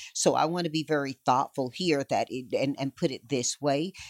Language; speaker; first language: English; native; English